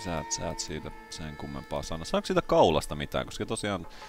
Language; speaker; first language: Finnish; native; Finnish